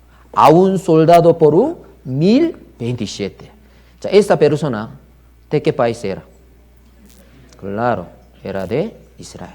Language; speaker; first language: Spanish; non-native, learner; Korean